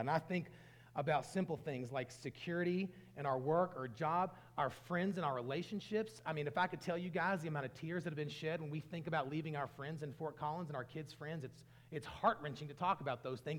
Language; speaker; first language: English; native; English